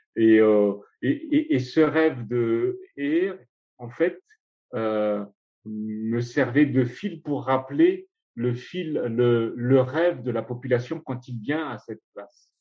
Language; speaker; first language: French; non-native, local second language; Malagasy